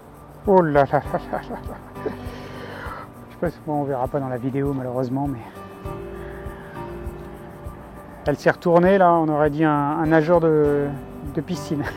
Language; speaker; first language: French; native; French